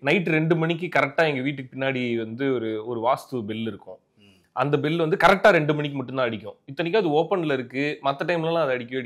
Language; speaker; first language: Tamil; native; Tamil